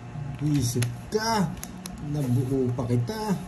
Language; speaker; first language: Filipino; native; Filipino